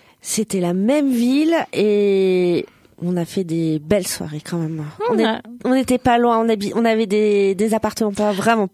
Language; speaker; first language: French; native; French